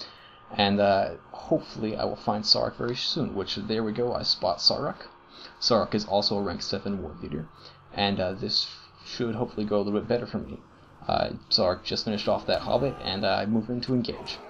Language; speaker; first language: English; native; English